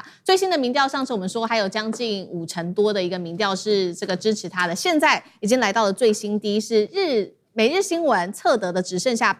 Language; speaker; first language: Chinese; native; Chinese